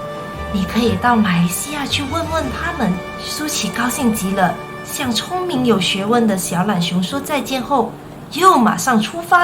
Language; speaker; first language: Chinese; native; Chinese